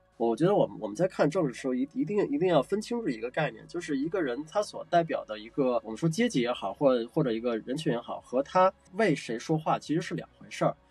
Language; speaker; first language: Chinese; native; Chinese